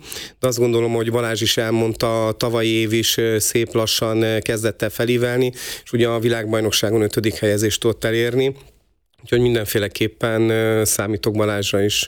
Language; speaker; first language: Hungarian; native; Hungarian